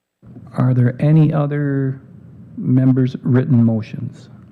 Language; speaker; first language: English; native; English